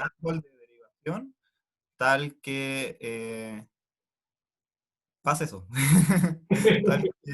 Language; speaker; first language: Spanish; native; Spanish